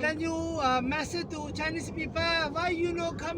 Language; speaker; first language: English; non-native, learner; Hiligaynon